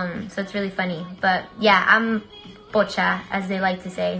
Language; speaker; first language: English; early bilingual, other home language; Spanish